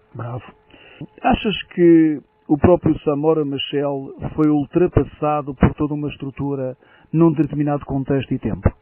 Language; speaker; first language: Portuguese; native; Portuguese